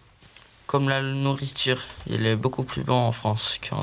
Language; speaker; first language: French; non-native, learner; Swedish